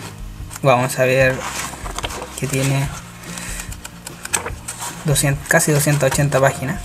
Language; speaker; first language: Spanish; native; Spanish